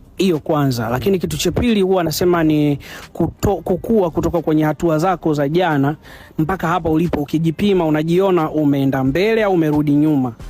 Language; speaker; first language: Swahili; native; Swahili